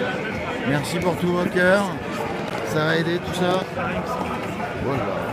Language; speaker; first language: French; native; French